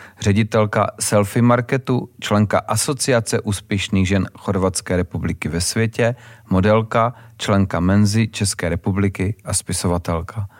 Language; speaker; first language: Czech; native; Czech